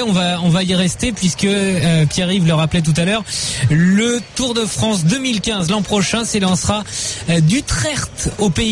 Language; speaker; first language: French; native; French